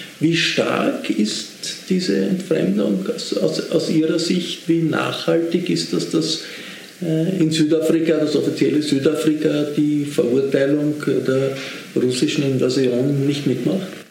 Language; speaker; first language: German; native; German